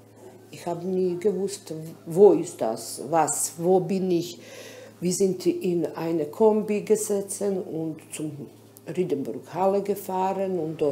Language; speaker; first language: German; non-native, learner; Bosnian